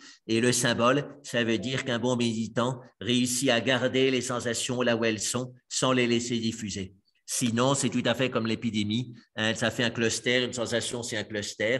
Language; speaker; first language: French; native; French